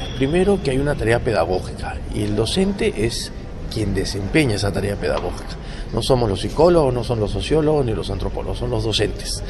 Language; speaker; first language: Spanish; native; Spanish